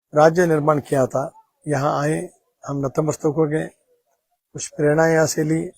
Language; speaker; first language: Hindi; non-native, local second language; Marathi